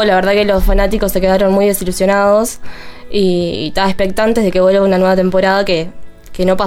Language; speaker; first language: Spanish; native; Spanish